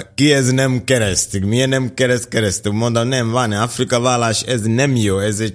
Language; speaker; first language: Hungarian; non-native, learner; Swahili